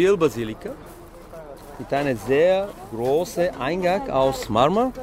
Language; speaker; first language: German; non-native, fluent; Bulgarian